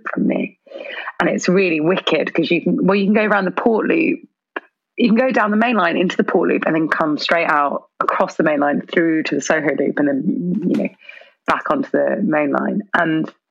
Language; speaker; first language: English; native; English